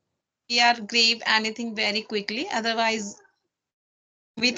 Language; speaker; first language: English; non-native, learner; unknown